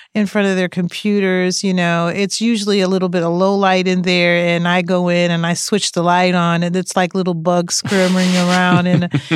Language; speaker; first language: English; native; English